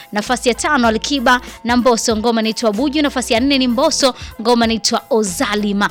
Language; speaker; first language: Swahili; native; Swahili